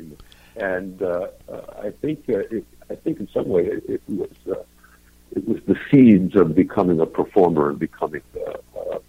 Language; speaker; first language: English; native; English